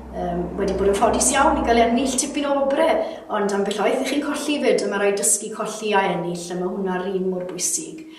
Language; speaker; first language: Welsh; native; Welsh